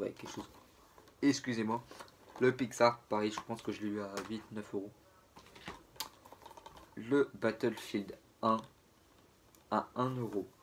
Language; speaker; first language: French; native; French